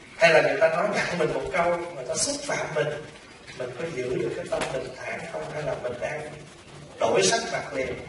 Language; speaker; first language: Vietnamese; native; Vietnamese